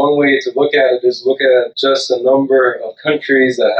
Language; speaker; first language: English; non-native, local second language; Sinhala